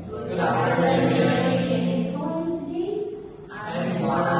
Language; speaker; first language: English; non-native, learner; Indonesian